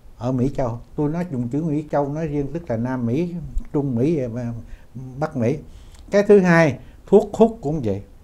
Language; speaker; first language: Vietnamese; native; Vietnamese